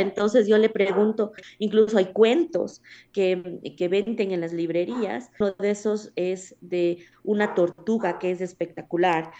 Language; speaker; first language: Spanish; native; Spanish